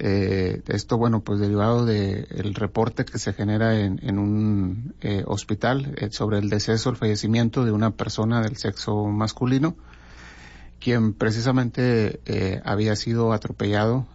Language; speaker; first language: Spanish; native; Spanish